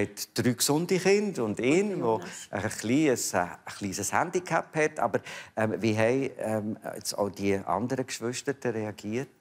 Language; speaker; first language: German; native; German